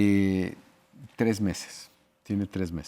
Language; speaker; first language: Spanish; native; Spanish